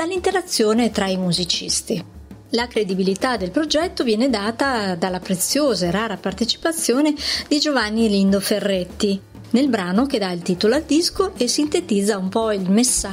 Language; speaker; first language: Italian; native; Italian